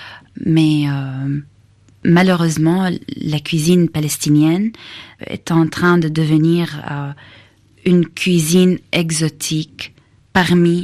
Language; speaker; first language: French; non-native, fluent; Arabic